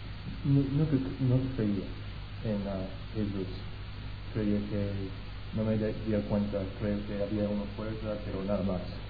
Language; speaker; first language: Spanish; non-native, fluent; English